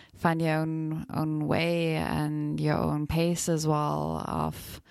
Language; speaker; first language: English; non-native, fluent; German